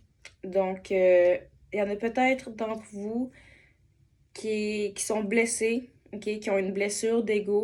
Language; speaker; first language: French; native; French